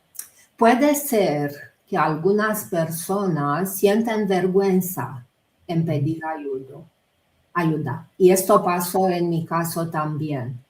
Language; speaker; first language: Spanish; non-native, fluent; Romanian